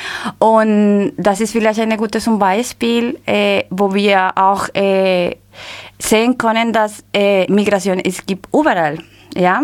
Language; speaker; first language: German; non-native, learner; Spanish